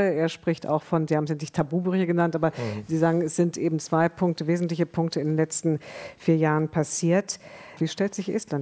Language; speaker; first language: German; native; German